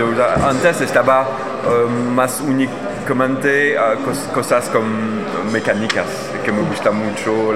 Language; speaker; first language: Spanish; non-native, learner; French